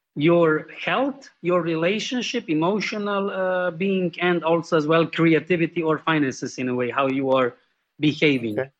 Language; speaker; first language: English; non-native, fluent; Slovenian